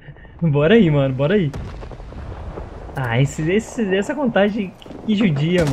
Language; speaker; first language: Portuguese; native; Portuguese